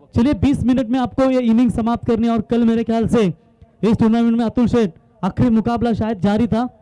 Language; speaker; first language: Hindi; non-native, local second language; Marathi